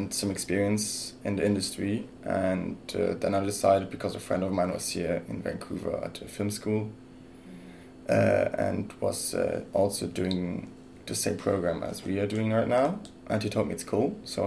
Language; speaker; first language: English; non-native, fluent; Luxembourgish